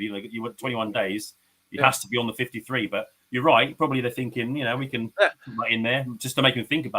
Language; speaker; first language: English; native; English